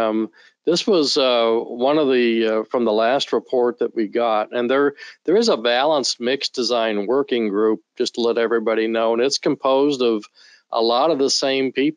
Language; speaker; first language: English; native; English